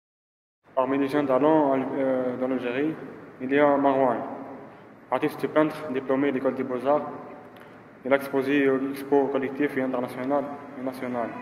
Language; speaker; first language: French; non-native, learner; Arabic